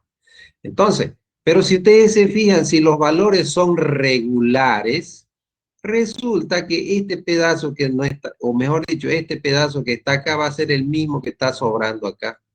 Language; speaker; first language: Spanish; native; Spanish